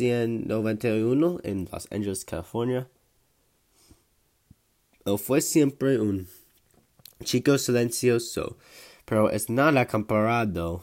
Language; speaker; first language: Spanish; non-native, learner; English